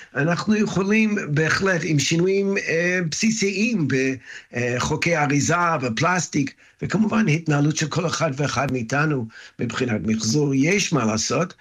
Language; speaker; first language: Hebrew; non-native, fluent; English